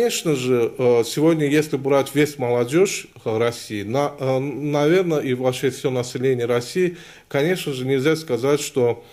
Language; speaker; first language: Russian; non-native, local second language; Azerbaijani